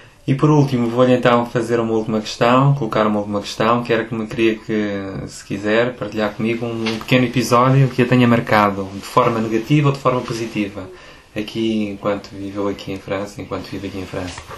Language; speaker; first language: Portuguese; native; Portuguese